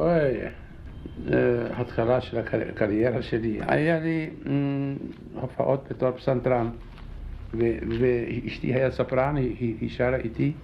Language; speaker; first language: Hebrew; non-native, fluent; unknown